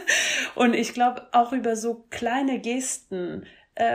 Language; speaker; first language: German; non-native, fluent; French